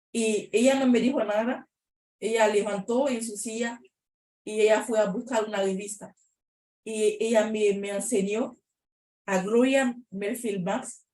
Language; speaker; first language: Spanish; non-native, learner; Haitian Creole